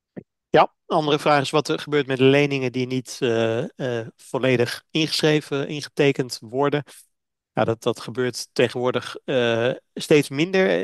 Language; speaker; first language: Dutch; native; Dutch